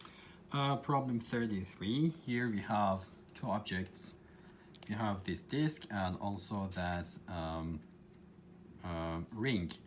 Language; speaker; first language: English; non-native, fluent; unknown